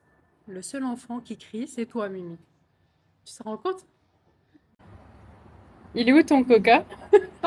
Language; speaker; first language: French; native; French